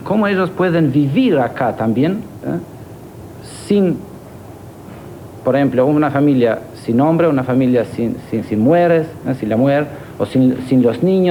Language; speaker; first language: Spanish; non-native, fluent; Albanian